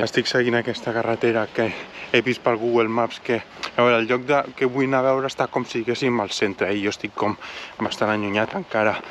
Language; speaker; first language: Catalan; native; Catalan